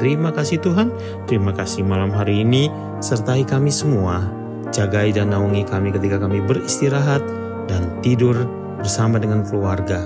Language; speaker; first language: Indonesian; native; Indonesian